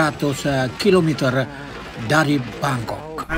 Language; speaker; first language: Malay; native; Malay